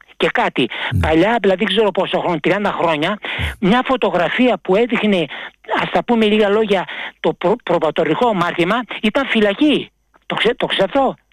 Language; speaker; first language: Greek; early bilingual, heritage; Greek